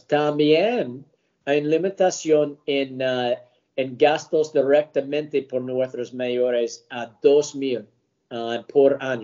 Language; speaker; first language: Spanish; early bilingual, heritage; English